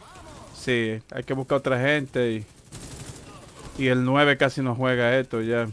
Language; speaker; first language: Spanish; native; Spanish